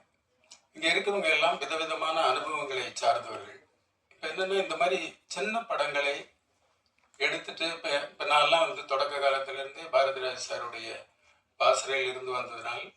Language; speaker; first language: Tamil; native; Tamil